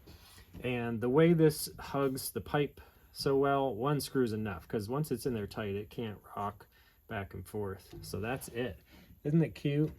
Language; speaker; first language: English; native; English